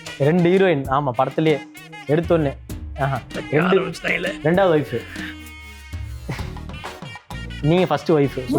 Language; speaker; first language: Tamil; native; Tamil